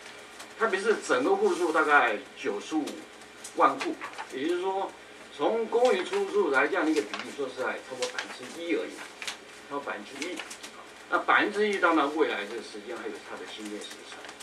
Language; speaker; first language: Chinese; native; Chinese